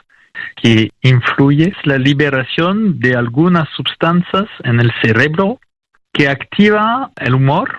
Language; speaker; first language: Spanish; non-native, fluent; French